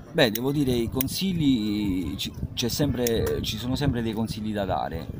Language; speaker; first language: Italian; native; Italian